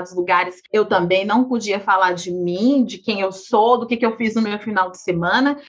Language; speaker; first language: Portuguese; native; Portuguese